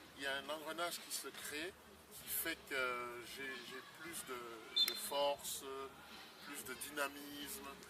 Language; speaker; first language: French; non-native, local second language; Sango